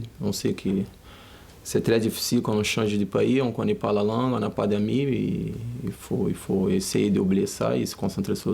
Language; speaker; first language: French; non-native, learner; Portuguese